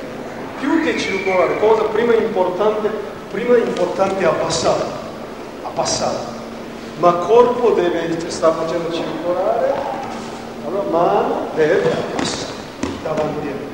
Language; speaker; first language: Italian; non-native, learner; Japanese